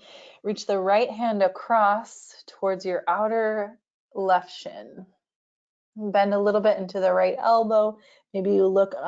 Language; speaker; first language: English; native; English